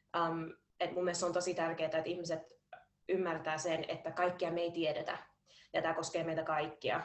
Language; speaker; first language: Finnish; early bilingual, heritage; Finnish